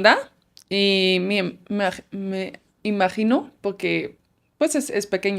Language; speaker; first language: Spanish; non-native, fluent; Dutch